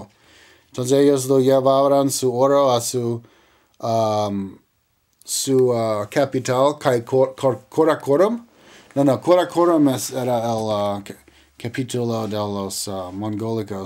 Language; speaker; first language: Spanish; non-native, learner; English